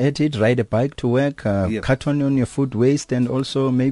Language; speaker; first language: English; non-native, local second language; Xhosa